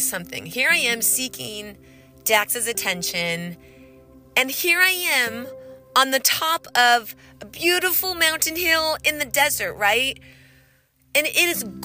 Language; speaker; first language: English; native; English